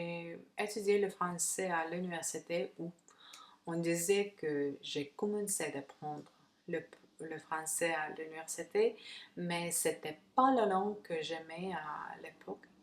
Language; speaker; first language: French; non-native, fluent; Russian